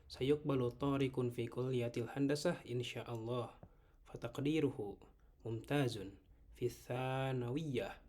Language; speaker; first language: Arabic; non-native, learner; Indonesian